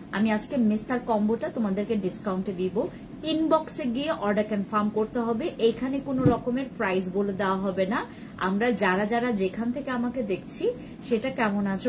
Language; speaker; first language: Bangla; native; Bangla